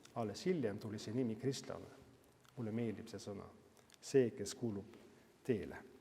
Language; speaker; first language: Estonian; non-native, fluent; Norwegian